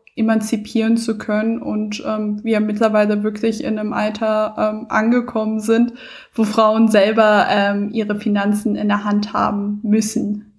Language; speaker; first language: German; early bilingual, other home language; Persian